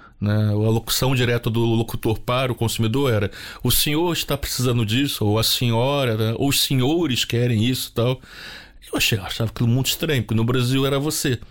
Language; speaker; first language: Portuguese; native; Portuguese